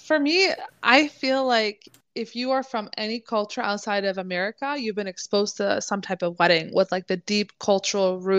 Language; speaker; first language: English; native; English